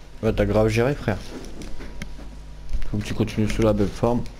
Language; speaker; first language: French; native; French